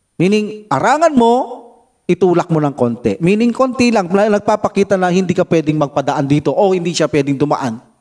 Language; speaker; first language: Filipino; non-native, local second language; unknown